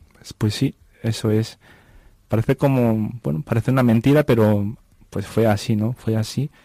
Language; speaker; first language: Spanish; non-native, fluent; Japanese